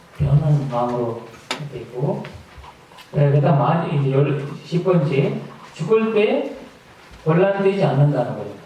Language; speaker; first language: Korean; non-native, fluent; Sinhala